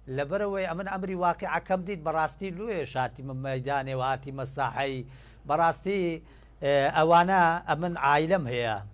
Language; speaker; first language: Central Kurdish; non-native, local second language; Turkish